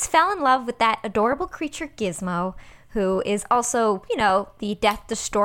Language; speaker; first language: English; early bilingual, other home language; Persian